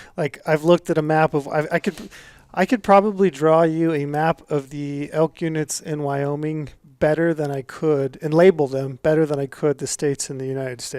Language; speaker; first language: English; native; English